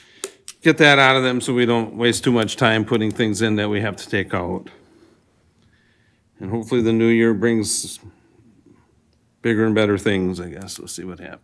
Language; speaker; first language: English; native; English